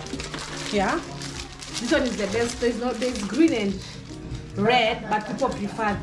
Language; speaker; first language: English; non-native, local second language; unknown